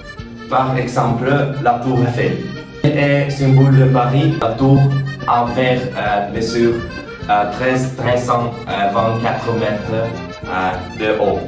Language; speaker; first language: French; non-native, learner; Norwegian